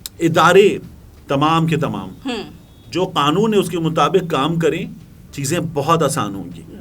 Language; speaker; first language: Urdu; native; Urdu